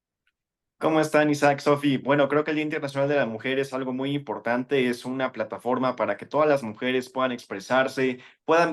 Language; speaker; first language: Spanish; native; Spanish